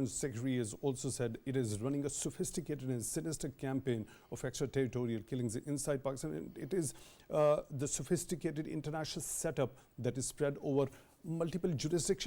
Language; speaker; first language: English; non-native, local second language; Urdu